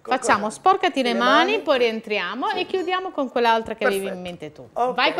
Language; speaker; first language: Italian; native; Italian